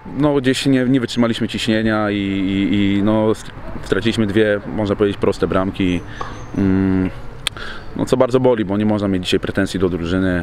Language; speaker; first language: Polish; native; Polish